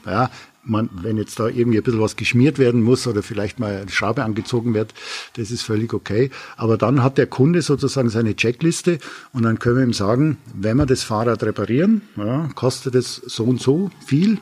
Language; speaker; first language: German; native; German